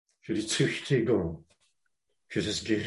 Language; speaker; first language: German; non-native, fluent; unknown